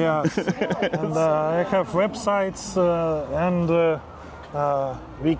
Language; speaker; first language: English; non-native, learner; Russian